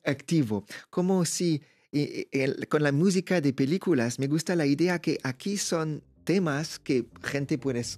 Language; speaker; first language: Spanish; non-native, learner; French